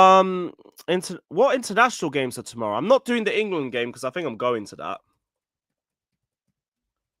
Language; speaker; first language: English; native; English